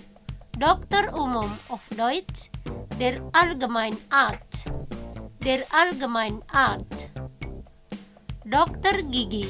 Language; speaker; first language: German; non-native, fluent; Indonesian